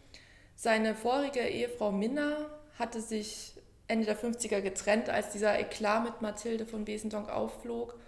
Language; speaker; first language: German; native; German